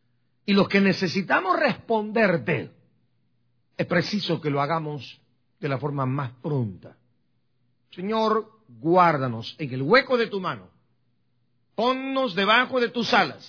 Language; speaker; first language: Spanish; native; Spanish